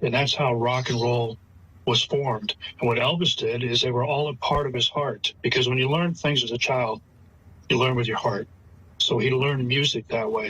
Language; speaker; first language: English; native; English